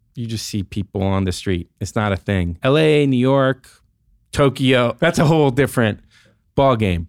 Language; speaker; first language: English; native; English